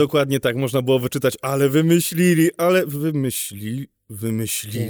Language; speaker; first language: Polish; native; Polish